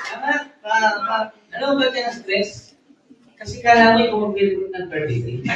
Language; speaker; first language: Filipino; native; Filipino